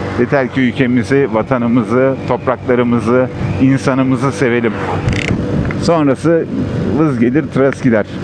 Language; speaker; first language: Turkish; early bilingual, heritage; Turkish